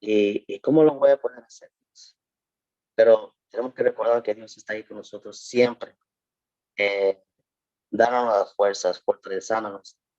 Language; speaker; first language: Spanish; early bilingual, heritage; Spanish